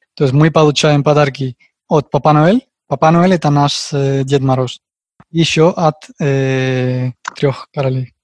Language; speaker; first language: Russian; non-native, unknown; Spanish